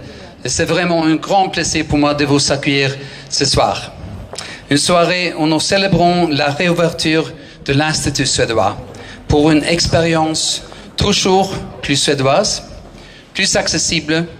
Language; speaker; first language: French; non-native, fluent; Swedish